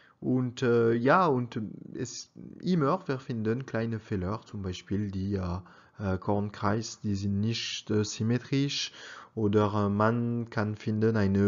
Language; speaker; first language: German; non-native, learner; French